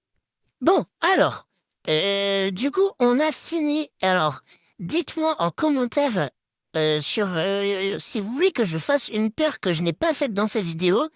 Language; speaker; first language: French; native; French